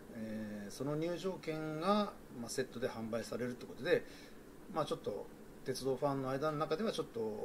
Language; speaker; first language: Japanese; native; Japanese